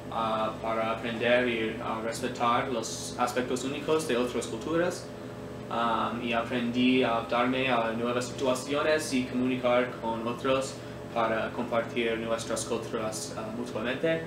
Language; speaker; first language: Spanish; non-native, learner; English